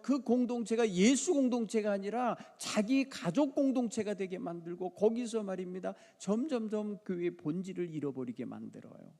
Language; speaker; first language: Korean; native; Korean